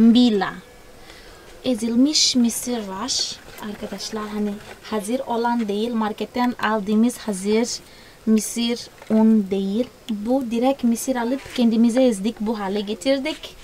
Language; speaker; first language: Turkish; non-native, fluent; Portuguese